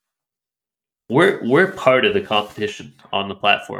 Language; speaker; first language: English; native; English